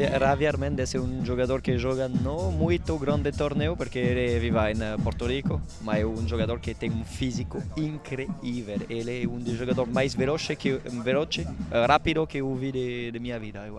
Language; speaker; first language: Portuguese; non-native, learner; Italian